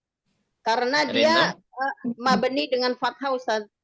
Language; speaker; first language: Indonesian; native; Indonesian